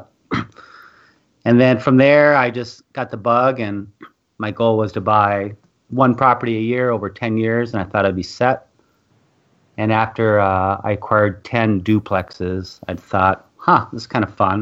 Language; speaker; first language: English; native; English